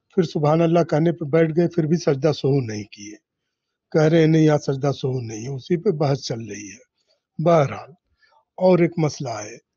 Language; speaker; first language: Hindi; native; Hindi